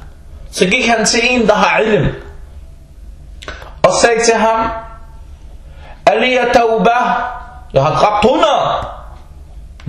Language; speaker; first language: Danish; early bilingual, other home language; Arabic